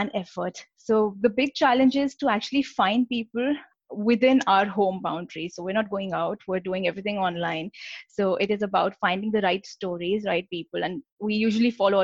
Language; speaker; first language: English; non-native, local second language; Hindi